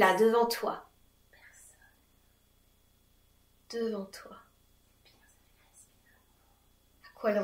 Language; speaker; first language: French; native; French